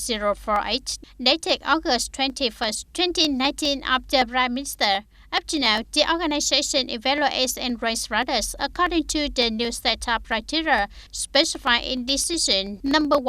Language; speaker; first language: English; non-native, fluent; Vietnamese